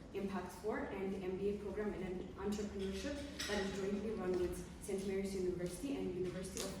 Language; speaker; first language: English; non-native, local second language; Amharic